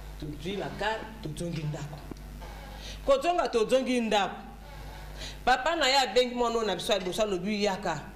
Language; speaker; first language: Lingala; non-native, local second language; Luba-Lulua